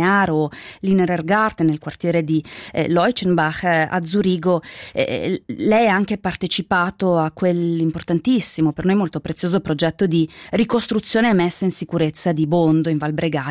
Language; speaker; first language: Italian; native; Italian